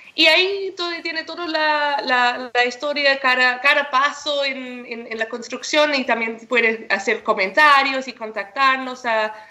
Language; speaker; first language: Spanish; non-native, fluent; English